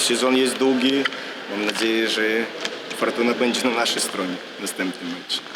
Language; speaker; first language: Polish; non-native, fluent; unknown